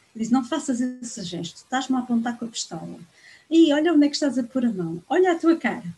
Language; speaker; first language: Portuguese; native; Portuguese